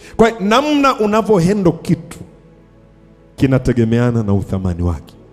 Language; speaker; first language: Swahili; native; Swahili